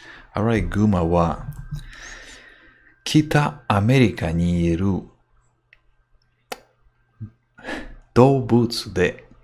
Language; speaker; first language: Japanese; non-native, learner; English